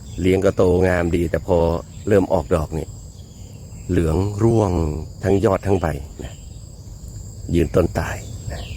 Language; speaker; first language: Thai; native; Thai